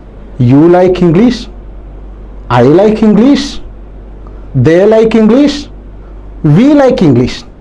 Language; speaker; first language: English; non-native, local second language; Malayalam